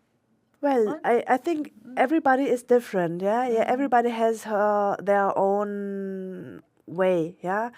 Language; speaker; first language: English; non-native, local second language; German